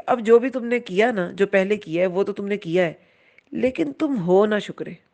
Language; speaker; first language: Urdu; native; Urdu